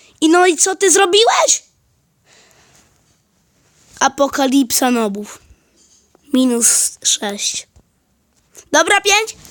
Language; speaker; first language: Polish; native; Polish